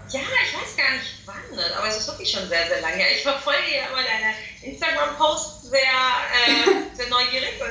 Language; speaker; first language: German; native; German